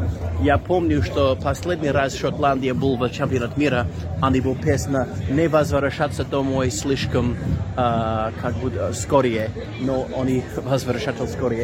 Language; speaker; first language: Russian; non-native, learner; English